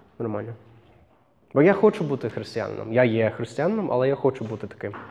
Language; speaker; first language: Ukrainian; non-native, fluent; English